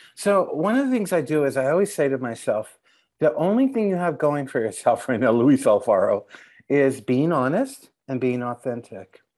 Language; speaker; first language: English; native; English